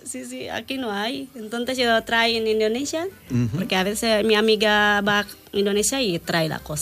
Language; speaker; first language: Spanish; non-native, learner; Indonesian